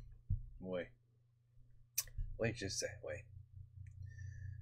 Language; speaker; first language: French; non-native, learner; English